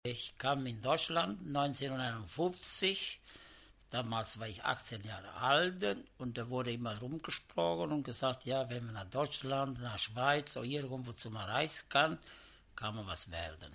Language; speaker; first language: German; non-native, learner; Italian